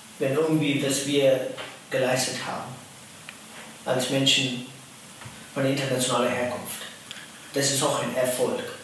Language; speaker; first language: German; non-native, fluent; Tamil